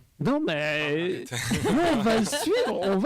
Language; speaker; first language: French; native; French